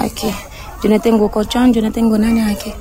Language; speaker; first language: Spanish; non-native, learner; Haitian Creole